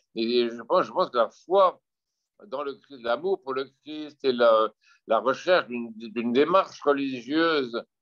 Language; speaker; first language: French; native; French